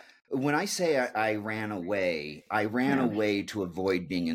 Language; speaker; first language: English; native; English